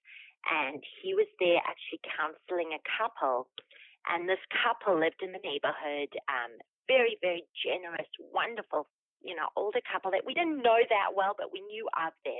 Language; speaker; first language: English; native; English